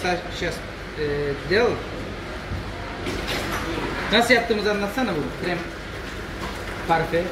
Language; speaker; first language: Russian; non-native, learner; Turkish